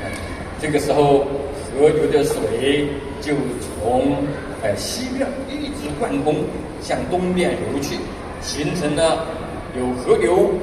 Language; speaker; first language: Chinese; native; Chinese